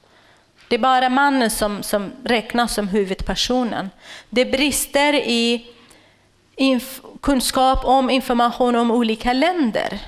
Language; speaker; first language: Swedish; non-native, fluent; Kurdish